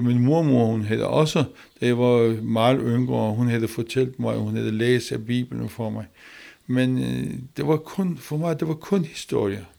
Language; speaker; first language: Danish; non-native, learner; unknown